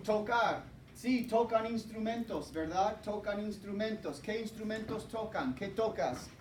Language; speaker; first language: Spanish; non-native, fluent; English